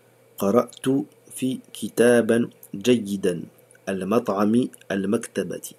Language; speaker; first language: Arabic; non-native, fluent; French